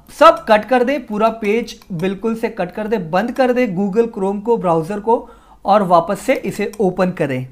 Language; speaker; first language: Hindi; native; Hindi